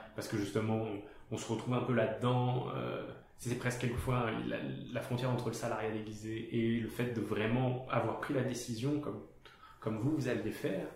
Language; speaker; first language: French; native; French